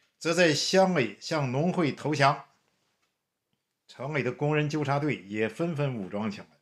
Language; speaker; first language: Chinese; native; Chinese